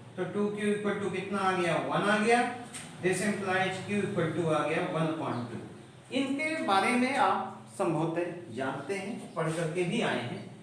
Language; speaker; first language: Hindi; native; Hindi